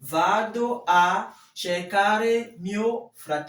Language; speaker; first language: Italian; non-native, fluent; French